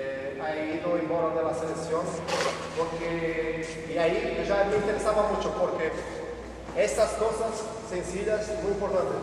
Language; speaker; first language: Spanish; non-native, learner; Portuguese